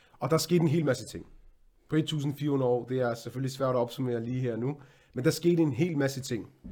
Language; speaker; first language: Danish; early bilingual, other home language; Arabic